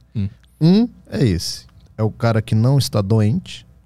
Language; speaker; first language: Portuguese; native; Portuguese